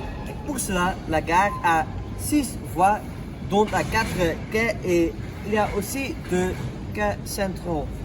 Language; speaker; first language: French; non-native, learner; Dutch